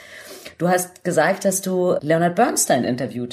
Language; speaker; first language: German; native; German